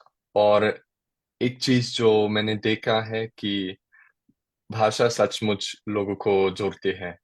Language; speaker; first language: Hindi; non-native, learner; German